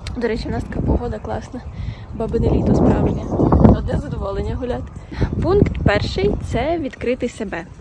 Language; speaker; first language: Ukrainian; non-native, local second language; Russian